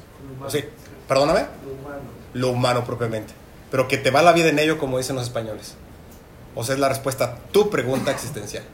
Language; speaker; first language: Spanish; native; Spanish